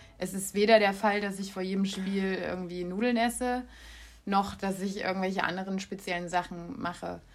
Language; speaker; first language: German; native; German